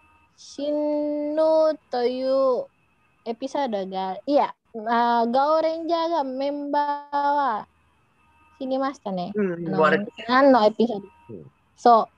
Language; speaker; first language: Japanese; non-native, learner; Indonesian